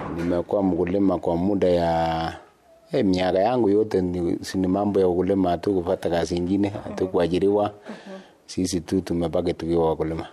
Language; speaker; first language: Swahili; non-native, local second language; Kikuyu